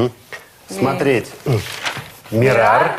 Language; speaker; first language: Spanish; non-native, fluent; Russian